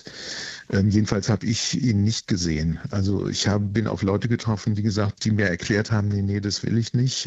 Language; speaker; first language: German; native; German